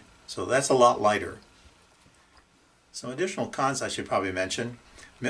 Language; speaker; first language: English; native; English